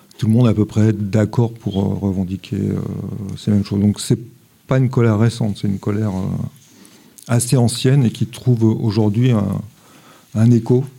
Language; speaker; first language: French; native; French